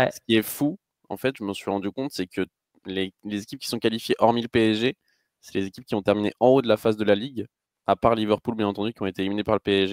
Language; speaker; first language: French; native; French